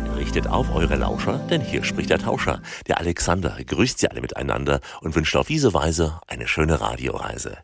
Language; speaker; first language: German; native; German